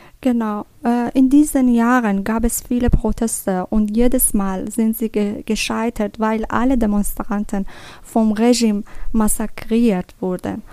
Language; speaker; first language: German; non-native, learner; Persian